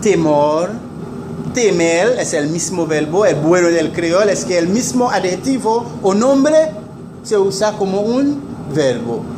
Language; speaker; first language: Spanish; non-native, fluent; Haitian Creole